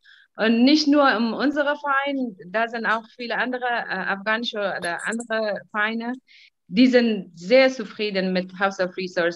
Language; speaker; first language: German; non-native, fluent; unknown